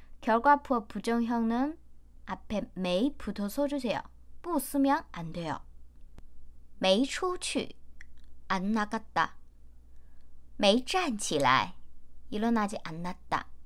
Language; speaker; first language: Korean; non-native, fluent; Chinese